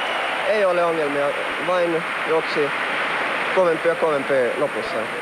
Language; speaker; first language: Finnish; non-native, local second language; Swedish